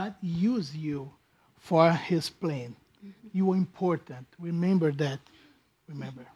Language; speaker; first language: English; non-native, learner; Portuguese